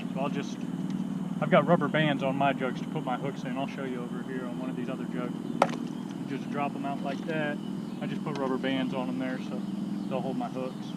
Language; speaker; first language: English; native; English